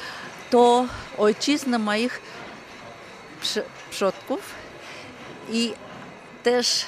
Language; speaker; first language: Polish; early bilingual, heritage; Russian